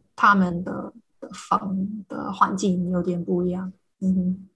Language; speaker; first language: Chinese; non-native, fluent; English